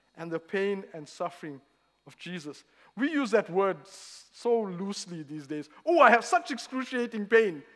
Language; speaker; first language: English; native; English